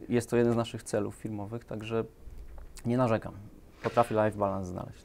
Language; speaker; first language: Polish; native; Polish